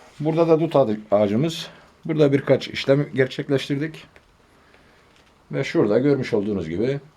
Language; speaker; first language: Turkish; native; Turkish